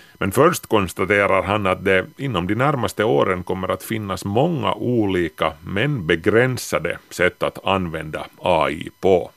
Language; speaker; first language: Swedish; native; Swedish